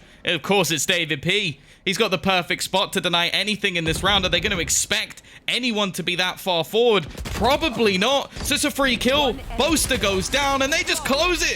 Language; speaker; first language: English; native; English